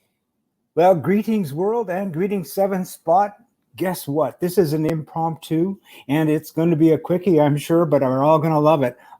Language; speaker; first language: English; native; English